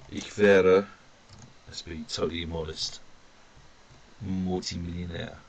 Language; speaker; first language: German; non-native, fluent; English